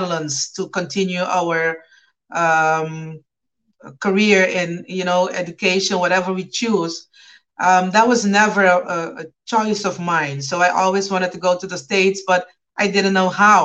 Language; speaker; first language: English; non-native, fluent; Papiamento